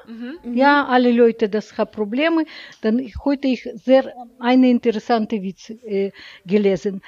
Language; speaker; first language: German; non-native, learner; Russian